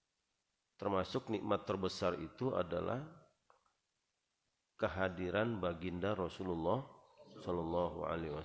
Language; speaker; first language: Indonesian; native; Indonesian